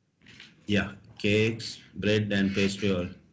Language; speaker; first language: English; non-native, local second language; Sinhala